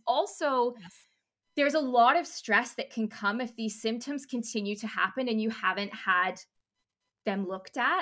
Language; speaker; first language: English; native; English